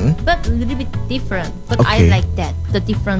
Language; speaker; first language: English; non-native, learner; Korean